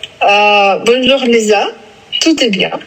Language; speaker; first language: French; non-native, fluent; Russian